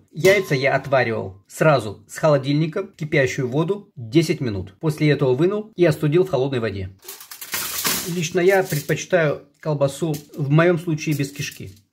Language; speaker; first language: Russian; native; Russian